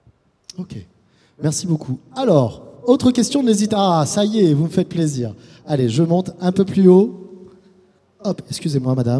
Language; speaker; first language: French; native; French